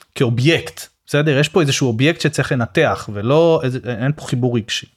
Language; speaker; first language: Hebrew; native; Hebrew